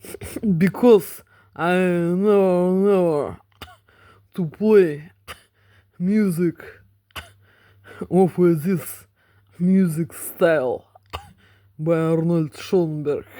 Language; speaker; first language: English; non-native, learner; Russian